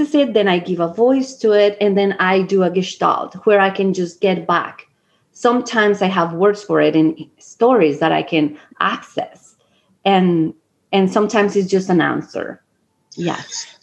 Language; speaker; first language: English; non-native, fluent; Spanish